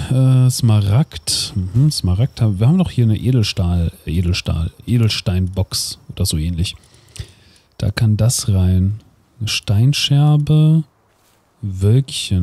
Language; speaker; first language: German; native; German